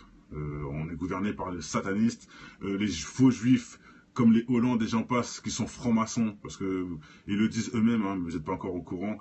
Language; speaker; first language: French; native; French